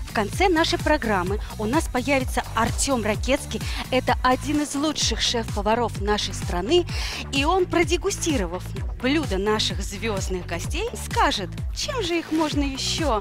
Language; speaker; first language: Russian; native; Russian